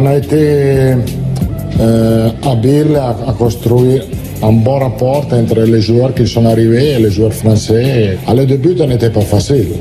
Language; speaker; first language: French; non-native, learner; Italian